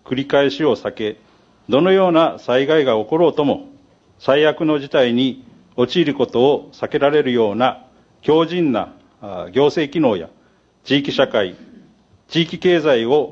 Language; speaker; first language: Japanese; native; Japanese